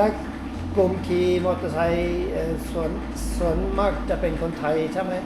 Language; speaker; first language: Thai; non-native, fluent; Norwegian